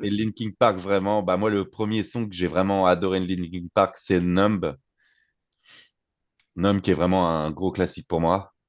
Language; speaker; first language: French; native; French